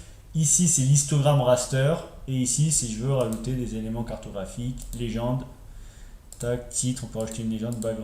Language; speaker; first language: French; native; French